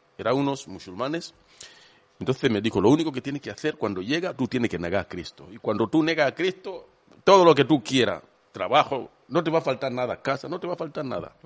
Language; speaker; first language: Spanish; non-native, fluent; Swahili